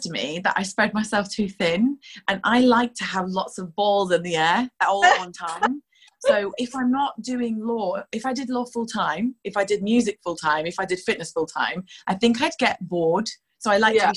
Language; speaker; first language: English; native; English